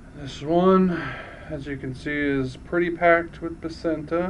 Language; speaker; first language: English; native; English